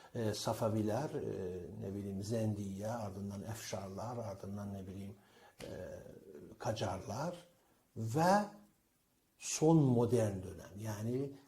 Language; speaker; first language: Turkish; non-native, fluent; Azerbaijani